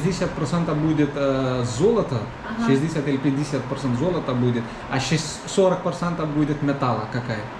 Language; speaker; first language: Russian; non-native, learner; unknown